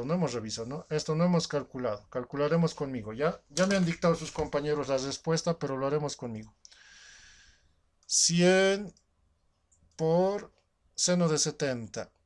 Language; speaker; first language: Spanish; native; Spanish